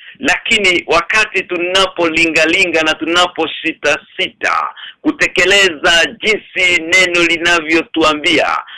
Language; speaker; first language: Swahili; native; Swahili